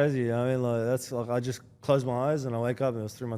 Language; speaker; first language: English; native; English